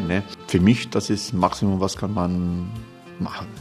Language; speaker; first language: German; non-native, learner; Croatian